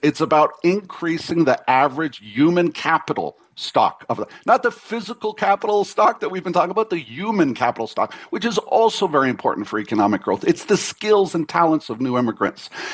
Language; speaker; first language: English; native; English